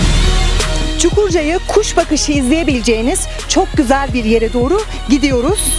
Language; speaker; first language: Turkish; native; Turkish